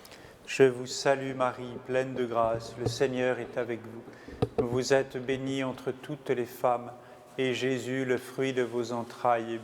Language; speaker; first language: French; native; French